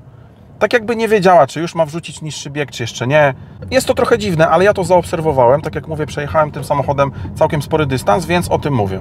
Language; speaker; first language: Polish; native; Polish